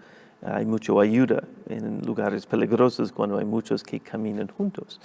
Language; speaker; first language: Spanish; non-native, fluent; English